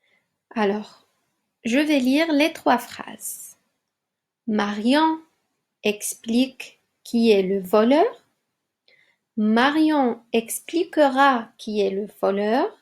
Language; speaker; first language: French; non-native, local second language; Arabic